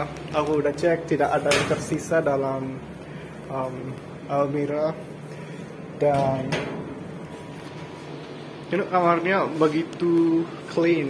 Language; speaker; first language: Indonesian; non-native, learner; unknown